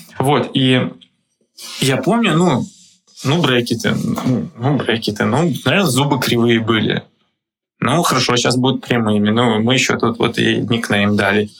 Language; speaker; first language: Russian; native; Russian